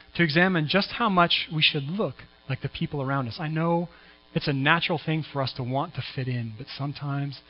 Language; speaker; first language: English; native; English